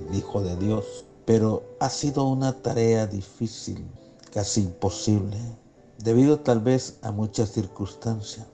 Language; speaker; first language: Spanish; native; Spanish